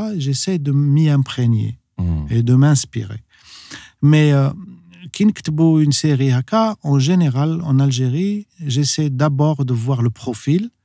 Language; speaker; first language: French; non-native, local second language; Arabic